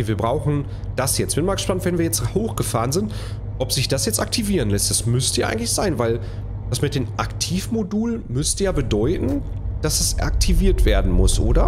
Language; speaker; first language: German; native; German